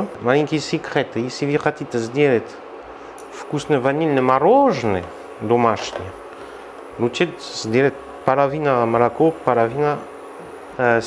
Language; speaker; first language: Russian; non-native, learner; French